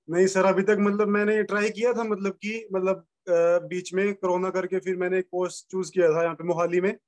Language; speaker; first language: Hindi; native; Hindi